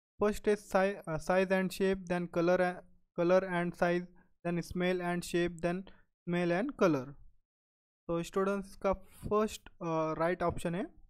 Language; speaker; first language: Hindi; non-native, local second language; Marathi